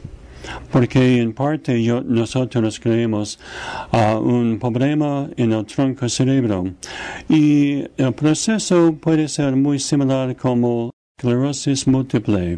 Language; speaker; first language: Spanish; non-native, fluent; English